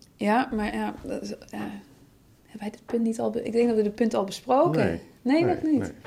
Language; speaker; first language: Dutch; native; Dutch